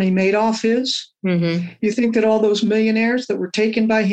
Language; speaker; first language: English; native; English